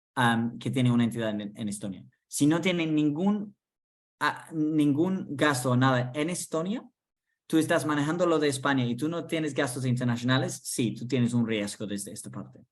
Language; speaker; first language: Spanish; non-native, fluent; English